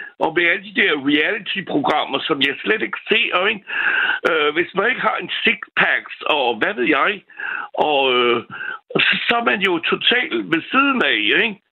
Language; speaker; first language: Danish; non-native, fluent; French